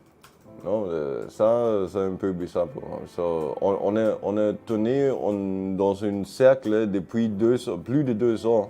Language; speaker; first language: French; non-native, fluent; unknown